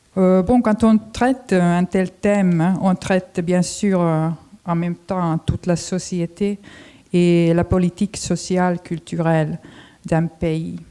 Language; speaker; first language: French; non-native, fluent; Finnish